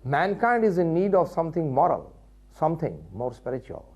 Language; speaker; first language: English; non-native, local second language; Gujarati